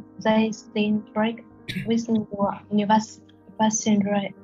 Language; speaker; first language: English; non-native, learner; Vietnamese